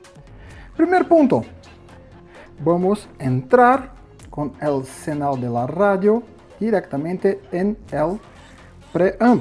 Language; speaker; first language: Spanish; non-native, learner; Portuguese